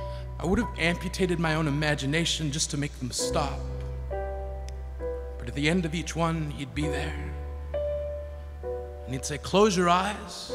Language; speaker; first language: English; native; English